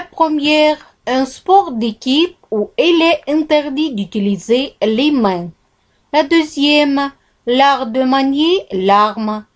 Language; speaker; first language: French; non-native, fluent; Kazakh